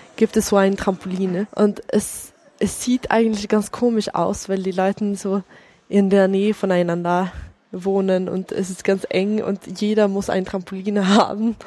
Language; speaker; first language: German; non-native, fluent; Swedish